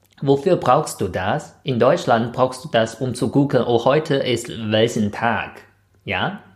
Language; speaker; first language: German; non-native, fluent; Chinese